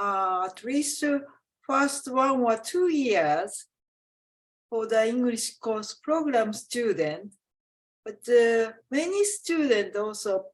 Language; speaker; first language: English; non-native, fluent; Japanese